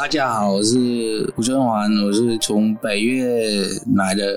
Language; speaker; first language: Chinese; non-native, fluent; Vietnamese